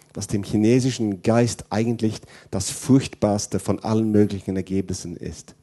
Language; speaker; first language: German; non-native, fluent; English